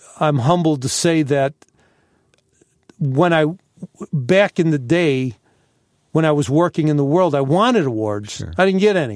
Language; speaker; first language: English; native; English